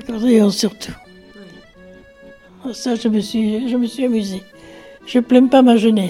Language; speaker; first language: French; native; French